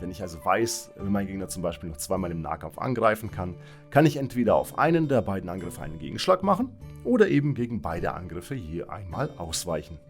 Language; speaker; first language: German; native; German